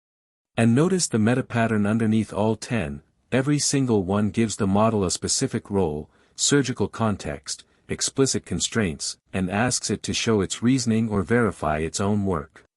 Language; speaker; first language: English; native; English